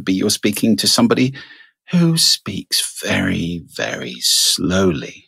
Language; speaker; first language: English; native; English